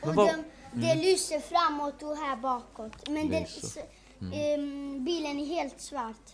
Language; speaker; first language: Swedish; early bilingual, other home language; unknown